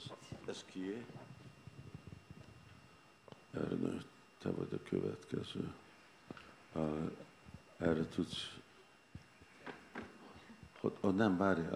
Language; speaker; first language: Hungarian; non-native, learner; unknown